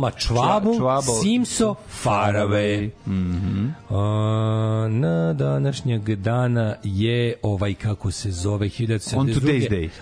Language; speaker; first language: Serbian; native; Serbian